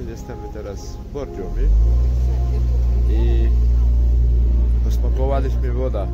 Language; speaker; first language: Polish; non-native, learner; Georgian